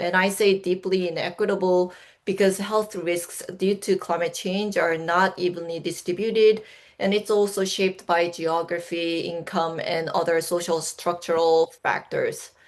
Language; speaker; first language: English; non-native, fluent; Korean